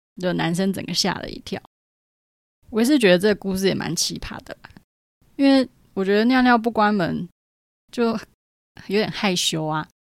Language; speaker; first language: Chinese; native; Chinese